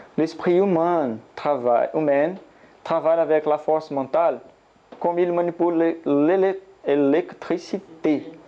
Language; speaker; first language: French; non-native, learner; Portuguese